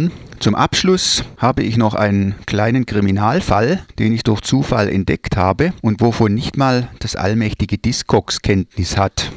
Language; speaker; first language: German; native; German